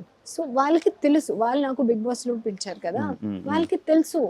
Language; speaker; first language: Telugu; non-native, learner; Hindi